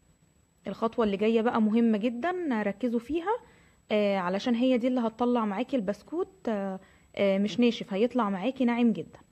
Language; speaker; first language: Arabic; native; Arabic